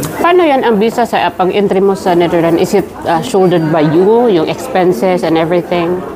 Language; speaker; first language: Filipino; non-native, local second language; Waray